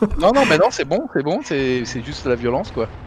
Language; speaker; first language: French; native; French